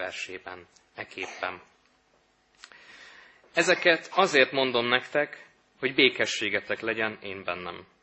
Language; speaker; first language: Hungarian; native; Hungarian